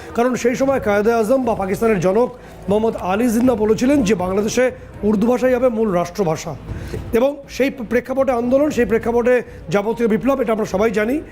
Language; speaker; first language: Bangla; native; Bangla